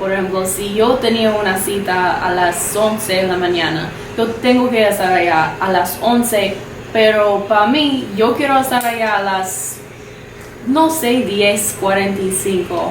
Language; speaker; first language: Spanish; non-native, learner; English